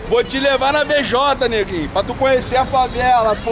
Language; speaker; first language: Portuguese; native; Portuguese